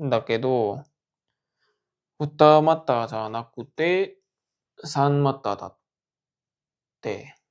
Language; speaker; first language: Japanese; non-native, learner; Korean